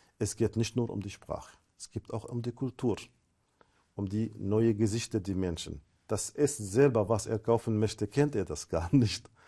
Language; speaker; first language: German; non-native, fluent; Arabic